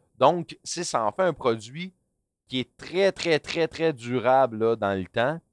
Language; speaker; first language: French; native; French